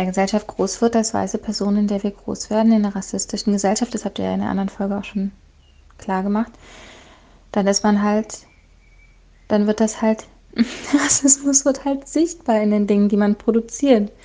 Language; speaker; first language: German; native; German